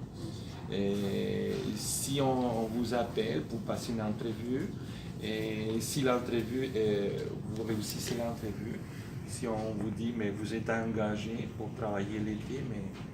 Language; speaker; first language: French; native; French